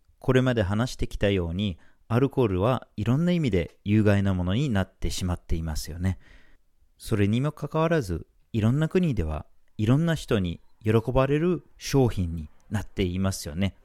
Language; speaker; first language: Japanese; non-native, fluent; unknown